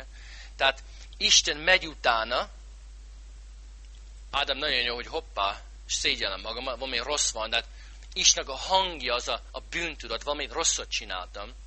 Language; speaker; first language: Hungarian; non-native, fluent; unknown